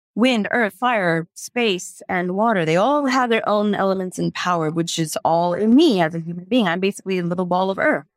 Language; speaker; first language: English; native; English